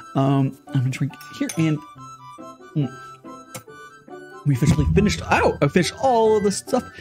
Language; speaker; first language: English; native; English